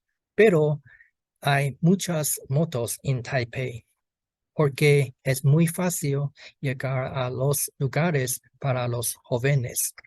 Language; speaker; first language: Spanish; non-native, learner; Chinese